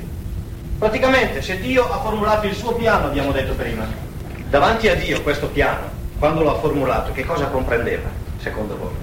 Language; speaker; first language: Italian; native; Italian